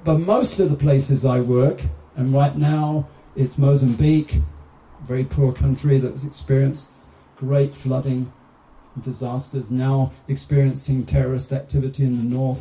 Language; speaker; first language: English; native; English